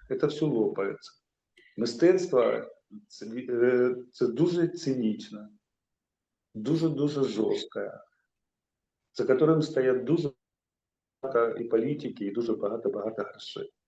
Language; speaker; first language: Ukrainian; non-native, local second language; Russian